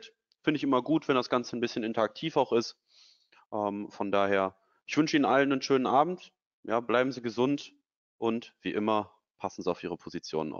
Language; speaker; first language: German; native; German